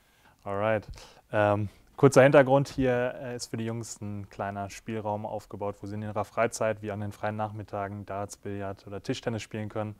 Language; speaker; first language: German; native; German